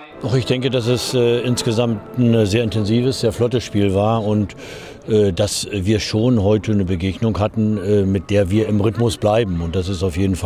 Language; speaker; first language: German; native; German